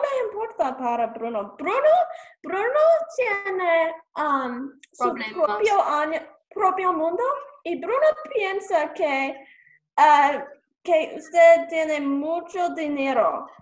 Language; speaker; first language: Spanish; non-native, learner; English